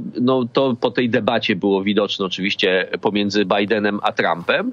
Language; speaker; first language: Polish; native; Polish